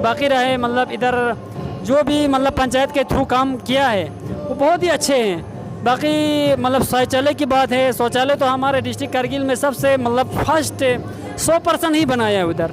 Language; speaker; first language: Hindi; non-native, local second language; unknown